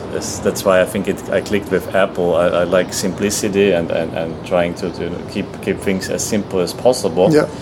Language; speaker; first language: English; non-native, fluent; German